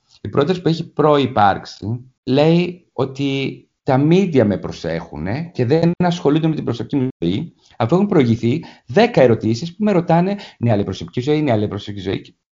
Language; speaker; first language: Greek; native; Greek